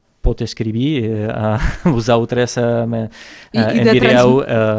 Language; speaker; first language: Catalan; non-native, fluent; Czech